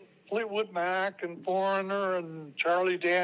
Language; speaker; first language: English; native; English